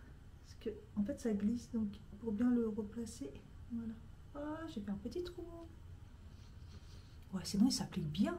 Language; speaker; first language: French; native; French